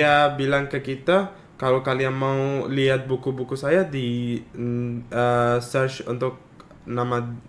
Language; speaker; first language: Indonesian; non-native, fluent; Arabic